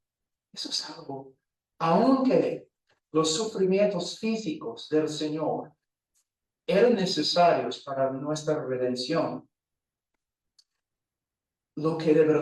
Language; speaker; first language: Spanish; non-native, fluent; English